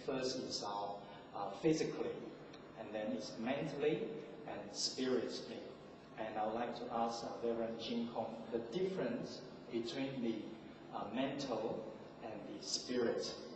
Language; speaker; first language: English; non-native, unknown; Chinese